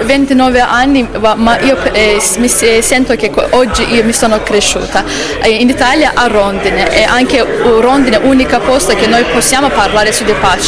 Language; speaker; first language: Italian; non-native, learner; Azerbaijani